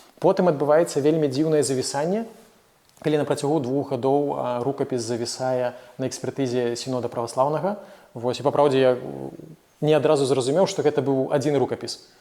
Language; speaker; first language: Belarusian; non-native, local second language; Russian